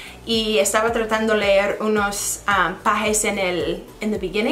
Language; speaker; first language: Spanish; non-native, fluent; English